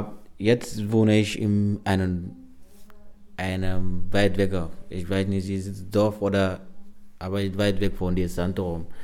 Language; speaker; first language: German; non-native, learner; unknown